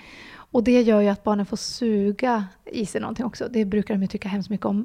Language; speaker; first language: Swedish; native; Swedish